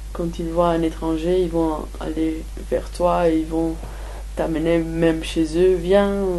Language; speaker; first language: French; non-native, fluent; Spanish